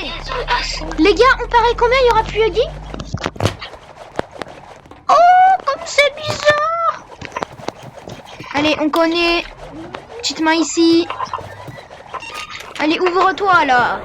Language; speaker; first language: French; native; French